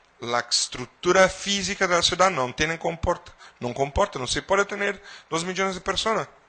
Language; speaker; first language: Spanish; non-native, fluent; Portuguese